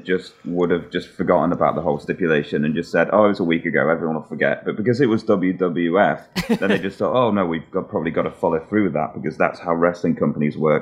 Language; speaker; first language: English; native; English